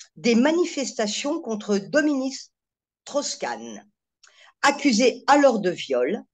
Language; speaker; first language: French; native; French